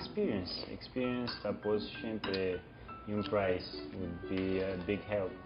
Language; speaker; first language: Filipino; non-native, learner; Portuguese